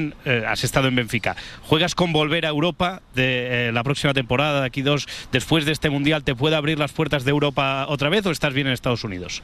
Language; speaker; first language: Spanish; native; Spanish